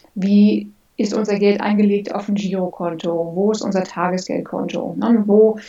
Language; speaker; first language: German; early bilingual, other home language; English